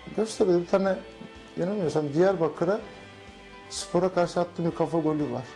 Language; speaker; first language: Turkish; early bilingual, heritage; Turkish